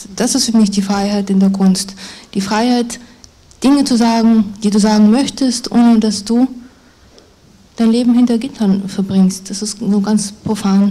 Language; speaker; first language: German; non-native, fluent; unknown